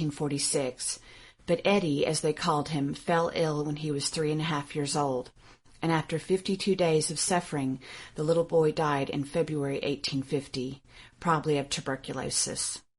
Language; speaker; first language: English; native; English